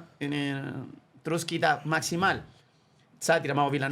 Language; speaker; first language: Indonesian; non-native, fluent; Spanish